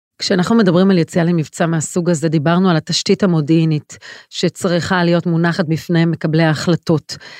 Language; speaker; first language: Hebrew; native; Hebrew